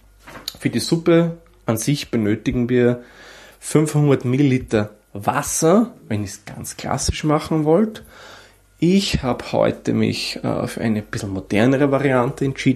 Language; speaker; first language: German; native; German